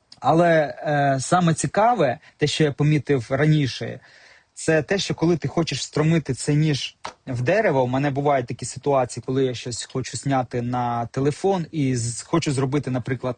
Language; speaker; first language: Ukrainian; native; Ukrainian